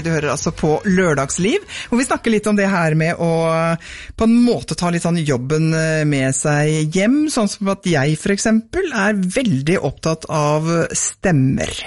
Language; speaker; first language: Norwegian; native; Norwegian